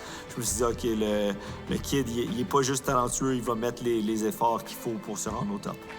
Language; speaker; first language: French; native; French